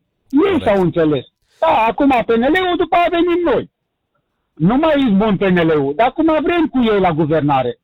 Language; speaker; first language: Romanian; native; Romanian